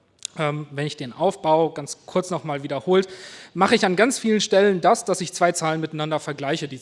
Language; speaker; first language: German; native; German